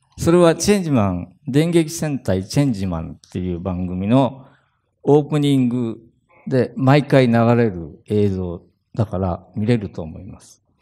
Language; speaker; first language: Japanese; native; Japanese